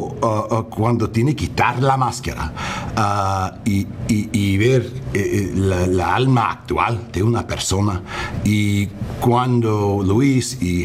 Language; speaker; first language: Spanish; early bilingual, heritage; English